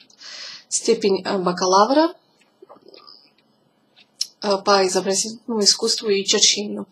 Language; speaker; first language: Russian; non-native, local second language; Kazakh